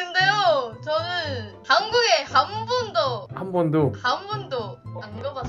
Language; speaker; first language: Korean; early bilingual, heritage; Thai